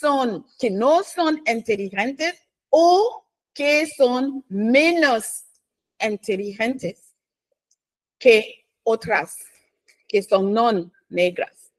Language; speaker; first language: Spanish; non-native, fluent; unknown